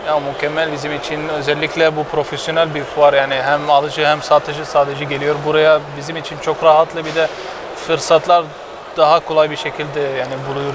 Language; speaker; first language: Turkish; non-native, fluent; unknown